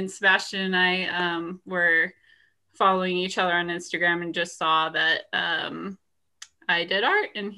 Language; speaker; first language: English; native; English